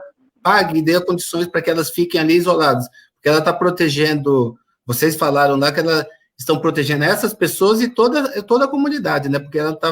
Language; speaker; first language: Portuguese; native; Portuguese